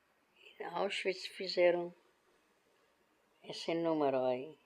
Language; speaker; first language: Portuguese; non-native, fluent; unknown